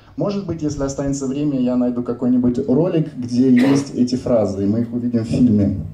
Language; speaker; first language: Russian; native; Russian